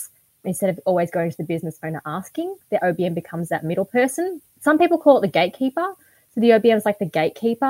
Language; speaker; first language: English; native; English